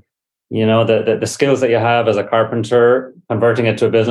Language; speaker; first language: English; native; English